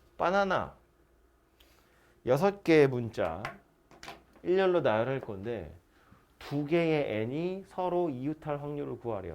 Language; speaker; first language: Korean; native; Korean